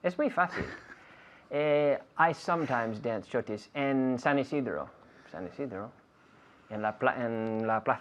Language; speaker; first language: Spanish; non-native, fluent; English